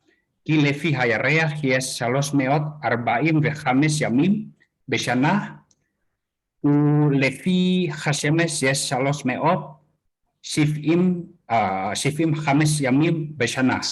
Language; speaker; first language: Hebrew; non-native, learner; Indonesian